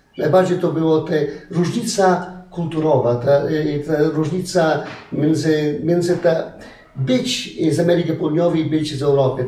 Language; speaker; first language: Polish; non-native, fluent; Portuguese